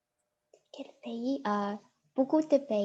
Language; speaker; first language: French; non-native, learner; Chinese